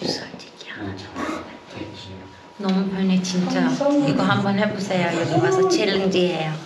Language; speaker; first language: Korean; non-native, learner; Turkish